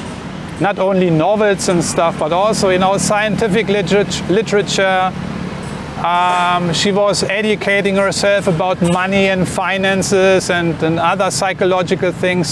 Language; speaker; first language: English; non-native, fluent; German